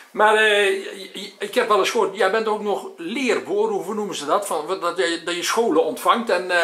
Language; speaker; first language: Dutch; native; Dutch